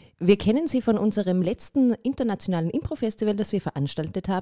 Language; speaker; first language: German; native; German